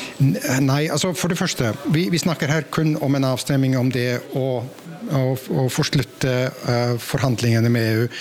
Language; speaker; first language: Norwegian; non-native, fluent; Icelandic